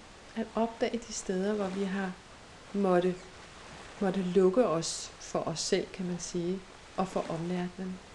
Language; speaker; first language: Danish; native; Danish